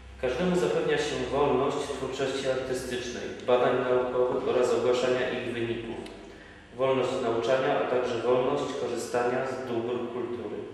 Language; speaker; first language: Polish; native; Polish